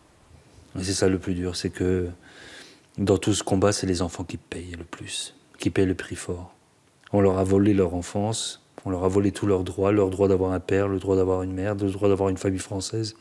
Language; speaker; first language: French; native; French